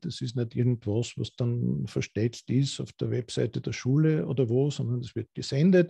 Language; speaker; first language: German; native; German